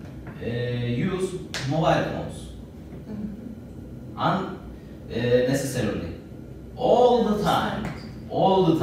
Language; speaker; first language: English; non-native, learner; Turkish